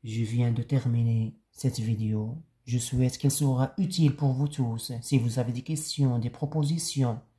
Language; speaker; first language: French; non-native, local second language; Arabic